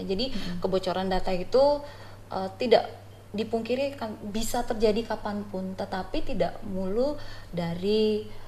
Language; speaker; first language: Indonesian; native; Indonesian